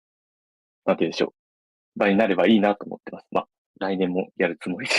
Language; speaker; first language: Japanese; native; Japanese